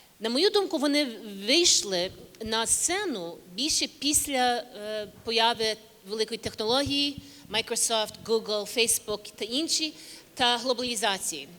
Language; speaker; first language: Ukrainian; early bilingual, heritage; English